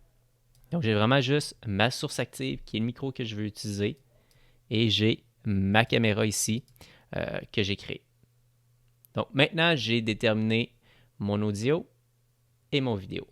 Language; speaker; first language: French; native; French